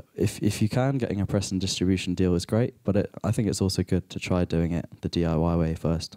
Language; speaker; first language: English; native; English